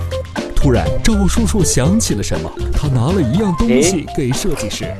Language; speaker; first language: Chinese; native; Chinese